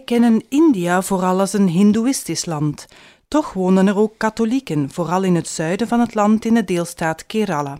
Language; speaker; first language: Dutch; native; Dutch